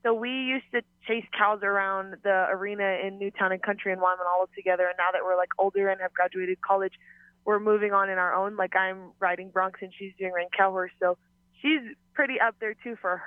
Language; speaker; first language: English; native; English